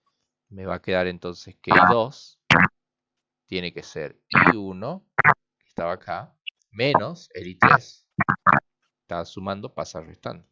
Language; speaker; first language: Spanish; native; Spanish